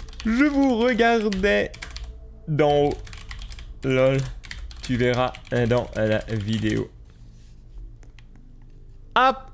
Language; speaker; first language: French; native; French